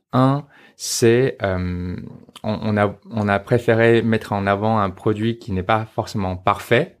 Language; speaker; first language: French; non-native, fluent; Chinese